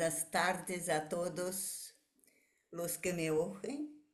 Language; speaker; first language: Spanish; non-native, learner; Portuguese